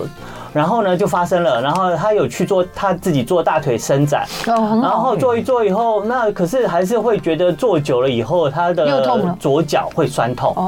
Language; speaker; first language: Chinese; native; Chinese